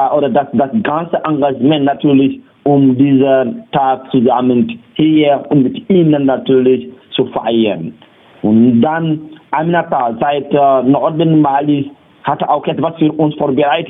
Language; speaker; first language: German; non-native, learner; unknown